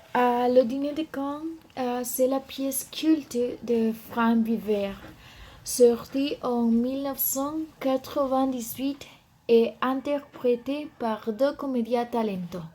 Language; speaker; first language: French; non-native, learner; Spanish